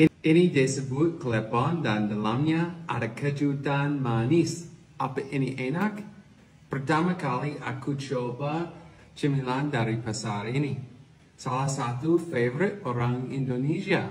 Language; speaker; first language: Indonesian; non-native, learner; English